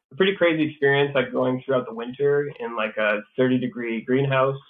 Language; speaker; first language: English; native; English